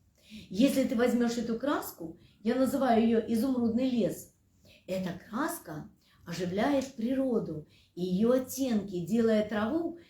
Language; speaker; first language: Russian; native; Russian